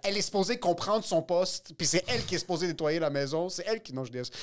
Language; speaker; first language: French; native; French